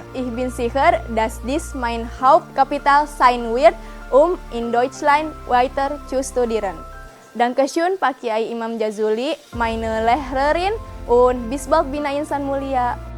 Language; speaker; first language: German; non-native, learner; Indonesian